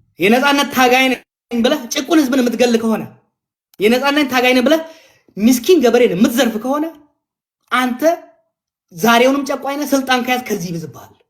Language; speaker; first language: Amharic; non-native, local second language; Oromo